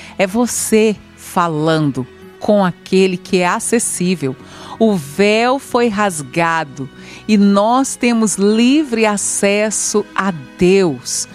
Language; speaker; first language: Portuguese; native; Portuguese